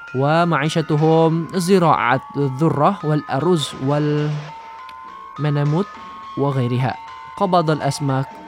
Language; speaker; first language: Arabic; non-native, fluent; Indonesian